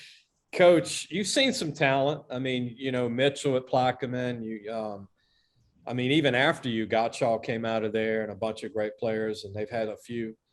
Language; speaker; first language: English; native; English